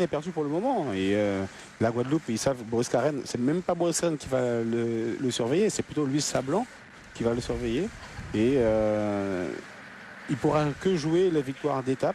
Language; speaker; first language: French; native; French